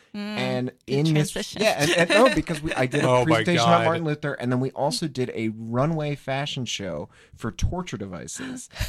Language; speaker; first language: English; native; English